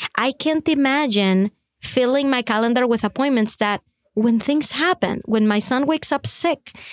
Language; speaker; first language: English; non-native, fluent; Spanish